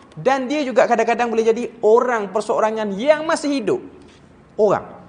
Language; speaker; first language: Malay; native; Malay